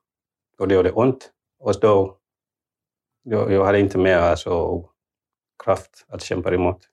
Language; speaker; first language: Swedish; non-native, fluent; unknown